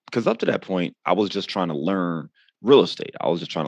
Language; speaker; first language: English; native; English